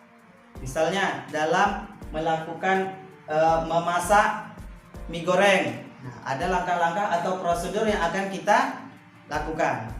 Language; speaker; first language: Indonesian; native; Indonesian